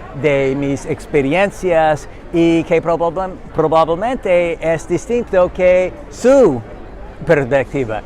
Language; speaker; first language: Spanish; non-native, learner; English